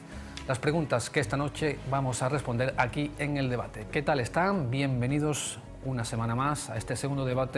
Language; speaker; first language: Spanish; native; Spanish